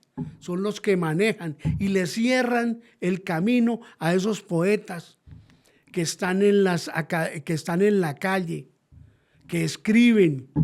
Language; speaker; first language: Spanish; native; Spanish